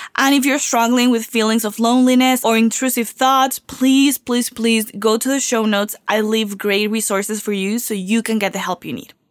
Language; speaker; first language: English; non-native, fluent; Spanish